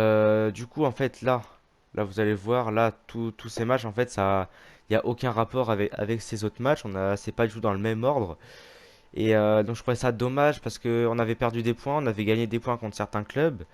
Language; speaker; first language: French; native; French